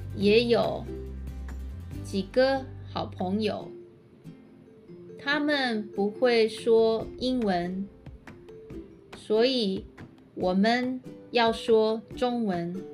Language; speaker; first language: Chinese; early bilingual, heritage; Chinese